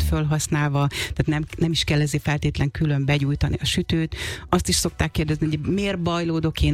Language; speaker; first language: Hungarian; native; Hungarian